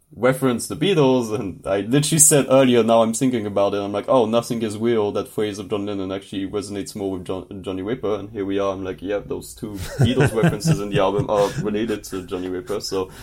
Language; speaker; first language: English; non-native, fluent; French